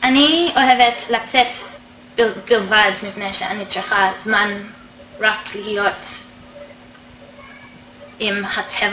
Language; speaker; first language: Hebrew; non-native, fluent; English